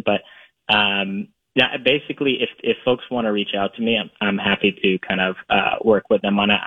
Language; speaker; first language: English; native; English